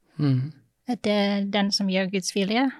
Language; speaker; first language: Norwegian; non-native, fluent; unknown